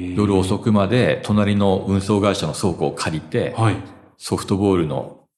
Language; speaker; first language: Japanese; native; Japanese